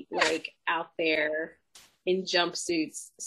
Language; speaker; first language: English; native; English